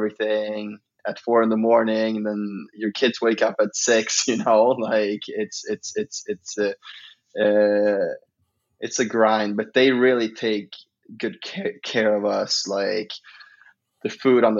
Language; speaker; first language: English; non-native, fluent; Swedish